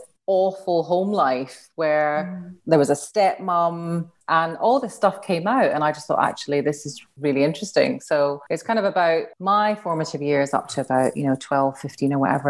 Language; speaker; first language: English; native; English